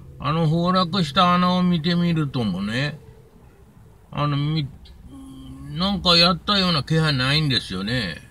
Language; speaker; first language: Japanese; native; Japanese